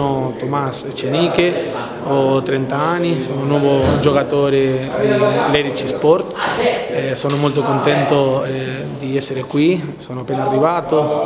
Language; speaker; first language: Italian; non-native, fluent; Spanish